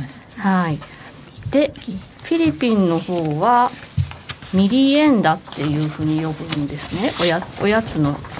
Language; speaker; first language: Japanese; native; Japanese